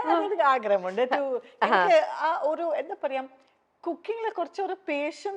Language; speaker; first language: Malayalam; non-native, fluent; Kannada